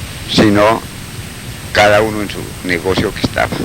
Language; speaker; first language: Spanish; native; Spanish